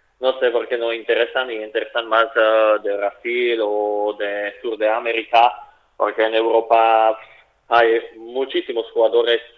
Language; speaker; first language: Spanish; non-native, fluent; Slovak